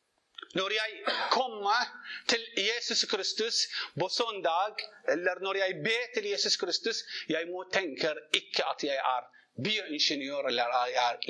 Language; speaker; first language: Swedish; non-native, learner; Arabic